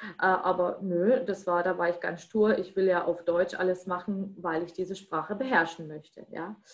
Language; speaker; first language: German; non-native, fluent; Russian